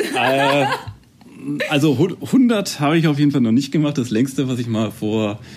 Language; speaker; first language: German; native; German